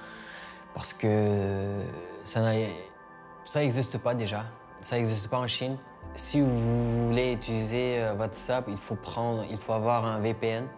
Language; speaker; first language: French; non-native, fluent; Uyghur